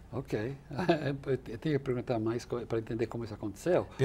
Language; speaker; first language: Portuguese; non-native, fluent; English